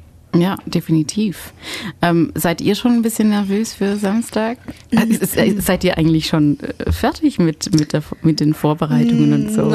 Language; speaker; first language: German; non-native, fluent; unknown